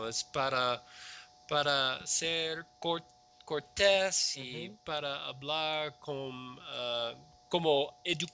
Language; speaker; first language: Spanish; non-native, learner; English